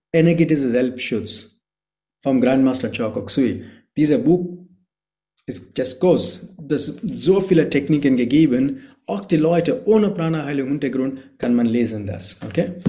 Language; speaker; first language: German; non-native, fluent; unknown